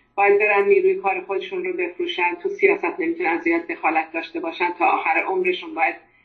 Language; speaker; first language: Persian; non-native, local second language; Azerbaijani